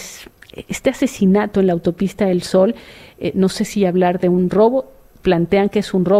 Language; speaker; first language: Spanish; native; Spanish